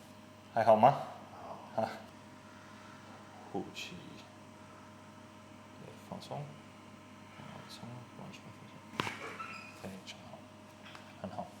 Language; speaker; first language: Chinese; non-native, learner; English